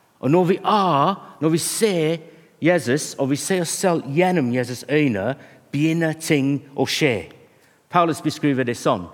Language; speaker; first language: Norwegian; non-native, fluent; English